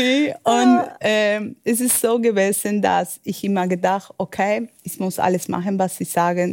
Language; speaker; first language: German; non-native, fluent; Spanish